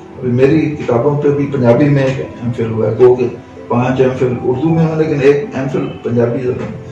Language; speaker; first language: Urdu; non-native, local second language; Punjabi